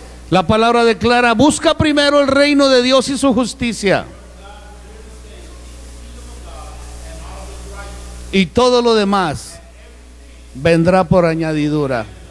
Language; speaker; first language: Spanish; native; Spanish